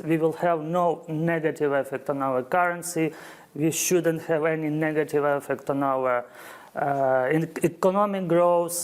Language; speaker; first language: English; non-native, fluent; Ukrainian